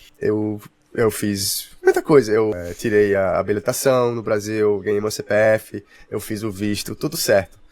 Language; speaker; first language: Portuguese; non-native, fluent; English